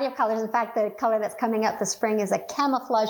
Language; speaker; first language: English; native; English